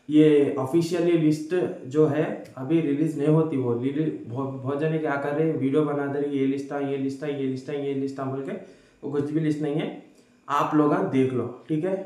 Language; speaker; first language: Hindi; non-native, local second language; Telugu